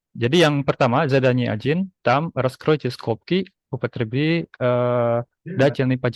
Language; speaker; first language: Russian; non-native, fluent; Indonesian